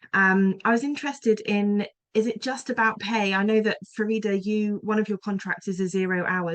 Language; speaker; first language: English; native; English